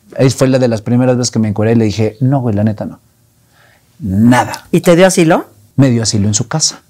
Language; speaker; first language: Spanish; native; Spanish